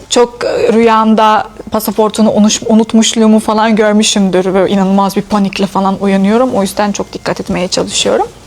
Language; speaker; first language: Turkish; non-native, fluent; Arabic